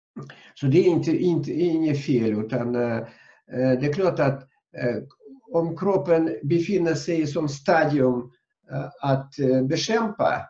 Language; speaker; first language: Swedish; non-native, fluent; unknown